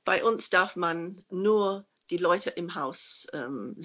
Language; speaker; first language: German; non-native, fluent; English